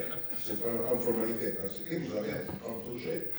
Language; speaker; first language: French; non-native, learner; Italian